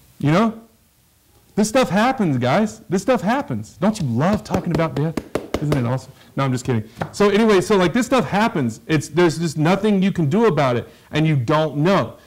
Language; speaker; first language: English; native; English